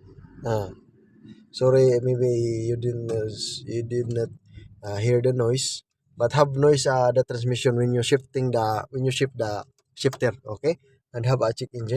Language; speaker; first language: English; non-native, local second language; Filipino